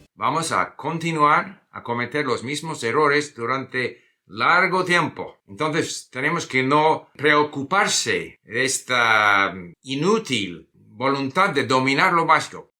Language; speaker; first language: Spanish; non-native, fluent; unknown